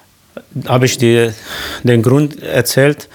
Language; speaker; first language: German; non-native, learner; Arabic